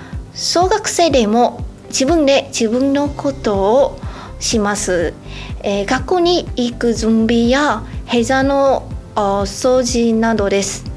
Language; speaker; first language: Japanese; non-native, learner; Vietnamese